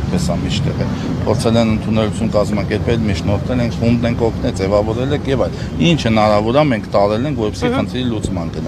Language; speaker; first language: Armenian; native; Armenian